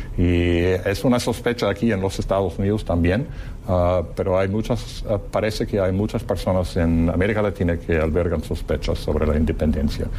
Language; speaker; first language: Spanish; non-native, fluent; English